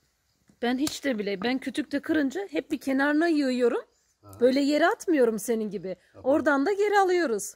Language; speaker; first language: Turkish; native; Turkish